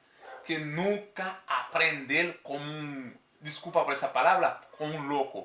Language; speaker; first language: Portuguese; non-native, learner; Haitian Creole